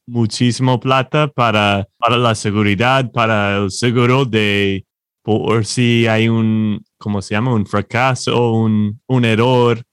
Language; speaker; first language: Spanish; non-native, fluent; English